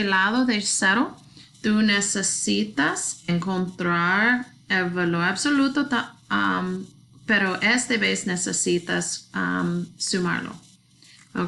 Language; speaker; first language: Spanish; non-native, learner; English